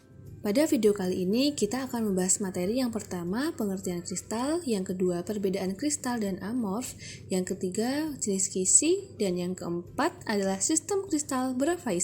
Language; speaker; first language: Indonesian; native; Indonesian